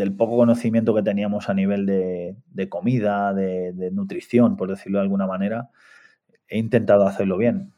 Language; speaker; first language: Spanish; native; Spanish